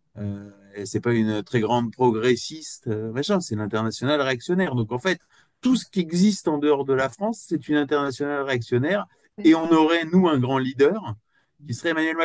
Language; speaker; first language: French; native; French